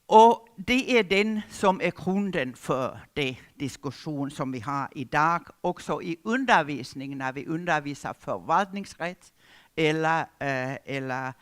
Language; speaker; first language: Swedish; non-native, local second language; Finnish